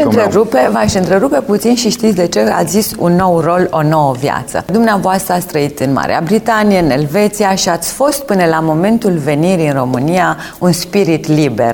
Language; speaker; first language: Romanian; native; Romanian